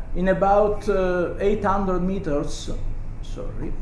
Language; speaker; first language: English; non-native, learner; Italian